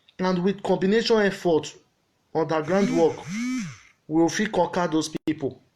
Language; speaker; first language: Nigerian Pidgin; non-native, local second language; Bini